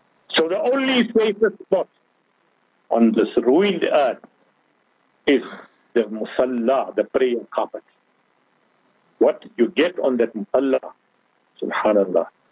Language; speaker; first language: English; native; English